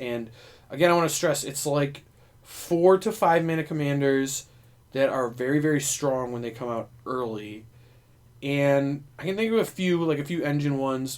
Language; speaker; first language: English; native; English